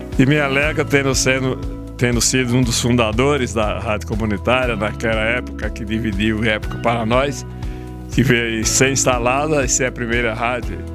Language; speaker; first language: Portuguese; early bilingual, other home language; Italian